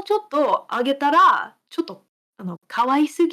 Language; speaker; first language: Japanese; non-native, fluent; English